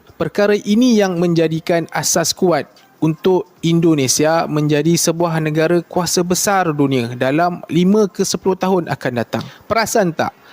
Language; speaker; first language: Malay; native; Malay